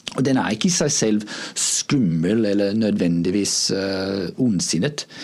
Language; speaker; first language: Norwegian; non-native, fluent; English